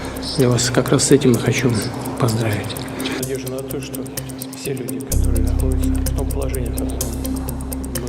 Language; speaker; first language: Russian; native; Russian